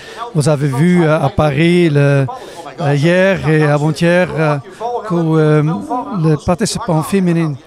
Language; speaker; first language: French; non-native, fluent; Dutch